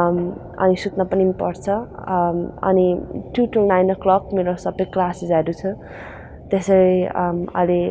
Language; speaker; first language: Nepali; early bilingual, heritage; Nepali